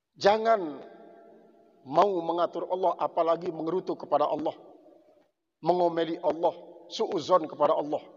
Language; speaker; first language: Indonesian; non-native, local second language; Sasak